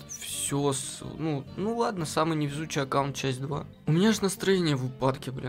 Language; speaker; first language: Russian; native; Russian